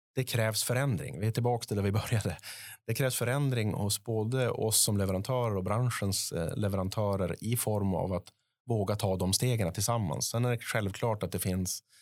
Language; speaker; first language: Swedish; native; Swedish